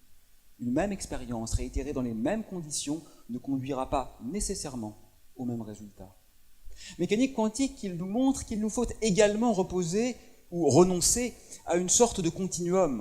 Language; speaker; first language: French; native; French